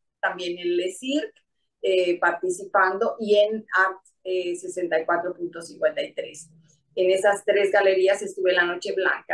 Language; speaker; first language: Spanish; native; Spanish